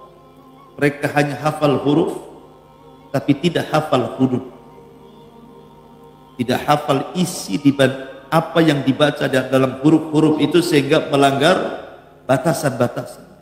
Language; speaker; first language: Indonesian; native; Indonesian